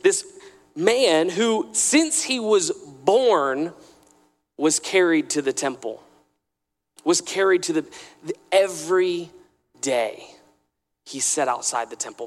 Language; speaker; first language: English; native; English